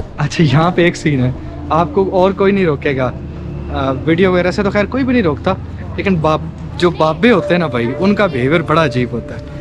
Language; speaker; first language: Urdu; non-native, local second language; Punjabi